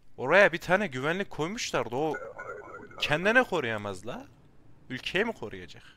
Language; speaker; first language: Turkish; native; Turkish